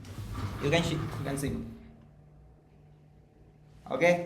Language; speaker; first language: English; non-native, learner; Hindi